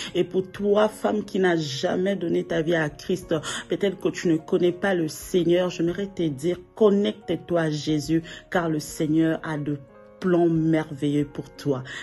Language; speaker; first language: French; non-native, local second language; Lingala